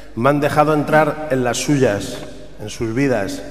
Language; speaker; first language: Spanish; native; Spanish